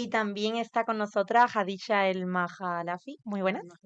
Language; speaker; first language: Spanish; native; Spanish